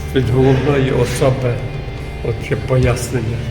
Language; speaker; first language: Ukrainian; native; Ukrainian